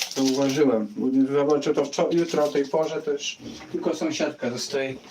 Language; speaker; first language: Polish; native; Polish